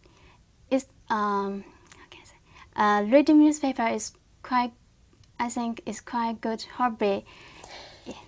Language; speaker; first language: English; non-native, learner; Korean